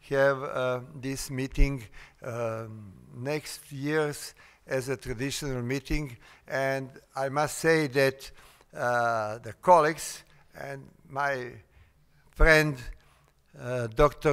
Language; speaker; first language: English; non-native, fluent; Serbian